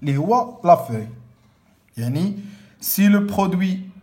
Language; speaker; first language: French; non-native, local second language; Arabic